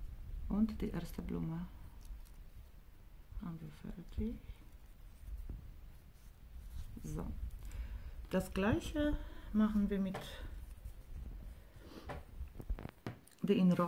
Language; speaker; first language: German; non-native, fluent; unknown